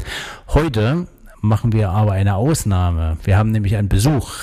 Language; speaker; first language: German; native; German